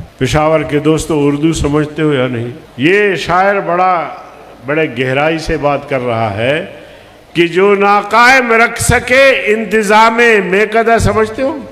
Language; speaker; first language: Urdu; non-native, local second language; Brahui